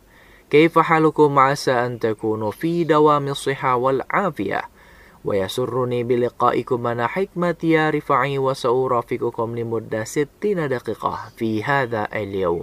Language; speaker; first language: Arabic; non-native, fluent; Indonesian